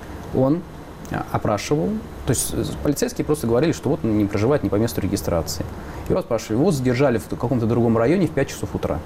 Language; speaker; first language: Russian; native; Russian